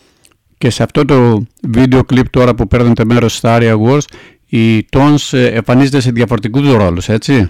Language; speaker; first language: Greek; native; Greek